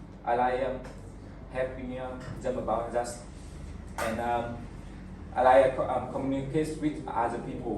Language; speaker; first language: English; non-native, learner; Vietnamese